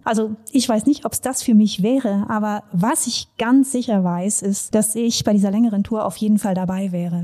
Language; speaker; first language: German; native; German